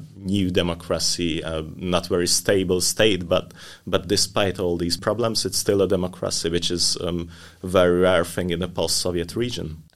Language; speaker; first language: English; non-native, fluent; Hungarian